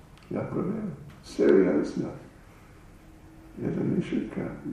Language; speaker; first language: Russian; non-native, learner; English